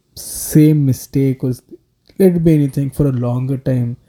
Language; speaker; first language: English; non-native, local second language; Telugu